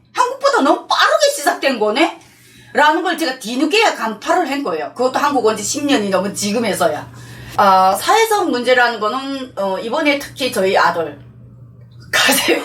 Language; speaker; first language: Korean; native; Korean